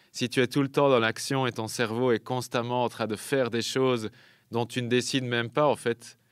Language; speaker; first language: French; native; French